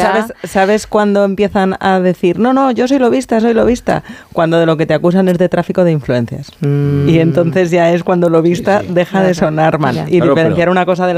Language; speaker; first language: Spanish; native; Spanish